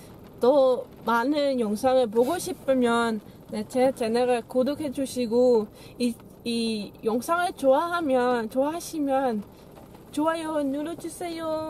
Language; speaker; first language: Korean; non-native, fluent; Dutch